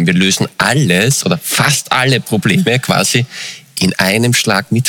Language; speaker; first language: German; native; German